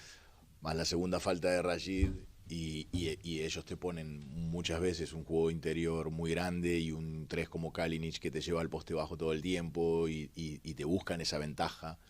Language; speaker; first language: Spanish; native; Spanish